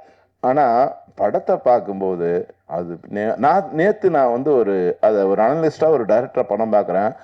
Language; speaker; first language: Tamil; native; Tamil